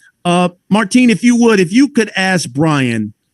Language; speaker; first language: English; native; English